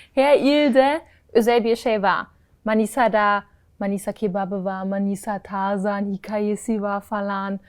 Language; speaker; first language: Turkish; non-native, learner; German